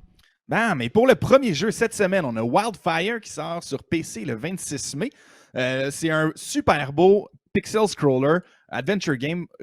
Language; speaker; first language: French; native; French